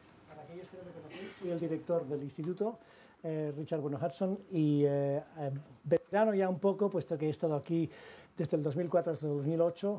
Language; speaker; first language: Spanish; native; Spanish